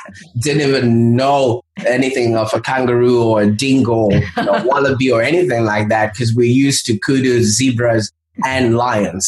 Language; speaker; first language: English; non-native, local second language; Shona